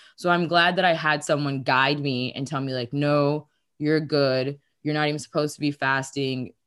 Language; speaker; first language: English; early bilingual, other home language; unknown